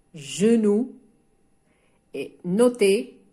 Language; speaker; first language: French; non-native, local second language; Arabic